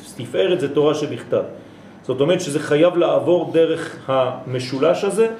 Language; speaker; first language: Hebrew; non-native, fluent; French